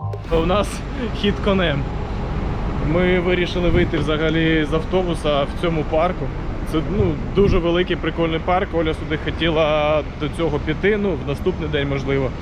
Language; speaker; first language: Ukrainian; non-native, local second language; Russian